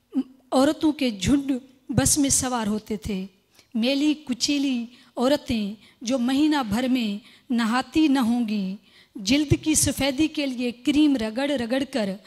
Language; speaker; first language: Urdu; non-native, local second language; Sindhi